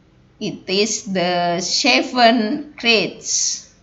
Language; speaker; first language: English; non-native, fluent; Indonesian